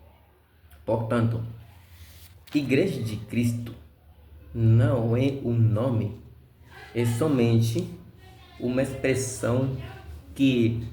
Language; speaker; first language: Portuguese; non-native, fluent; Spanish